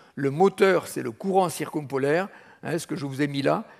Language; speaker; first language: French; native; French